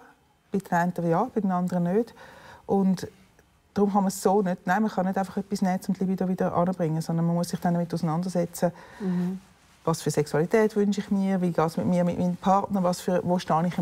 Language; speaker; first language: German; native; German